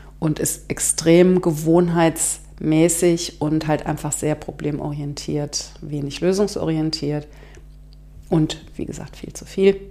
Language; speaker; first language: German; native; German